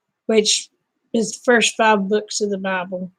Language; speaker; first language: English; native; English